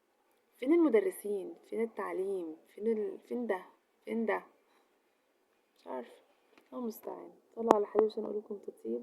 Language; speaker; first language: Arabic; native; Arabic